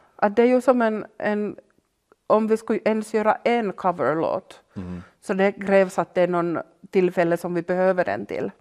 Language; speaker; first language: Swedish; non-native, local second language; Finnish